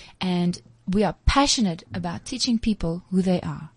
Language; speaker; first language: English; non-native, local second language; Afrikaans